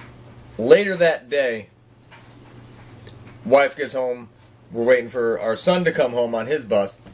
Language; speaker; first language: English; native; English